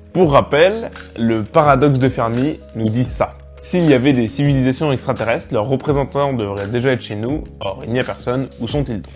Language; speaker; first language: French; native; French